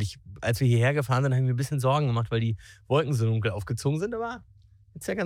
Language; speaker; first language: German; native; German